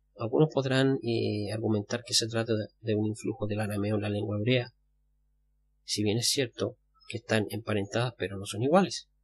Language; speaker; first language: Spanish; native; Spanish